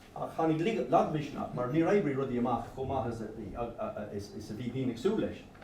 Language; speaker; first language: Irish; non-native, local second language; English